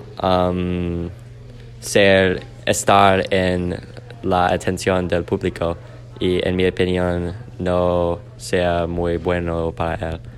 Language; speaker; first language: Spanish; non-native, learner; English